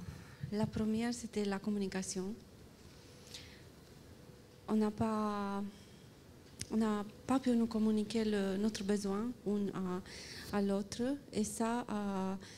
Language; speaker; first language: French; non-native, fluent; Romanian